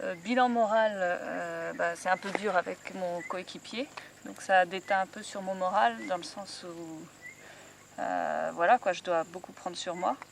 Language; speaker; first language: French; native; French